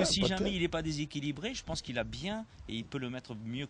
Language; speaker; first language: French; native; French